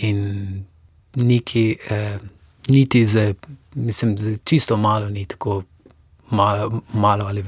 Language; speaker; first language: Slovenian; non-native, fluent; Persian